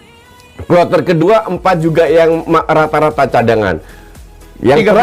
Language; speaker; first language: Indonesian; native; Indonesian